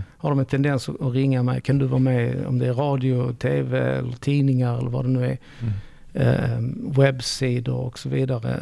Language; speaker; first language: Swedish; early bilingual, other home language; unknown